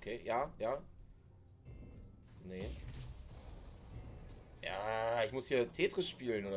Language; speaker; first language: German; native; German